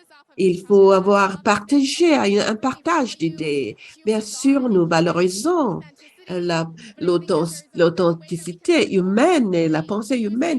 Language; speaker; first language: French; non-native, fluent; English